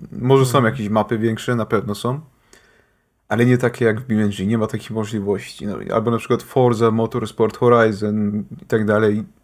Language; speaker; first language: Polish; early bilingual, heritage; Polish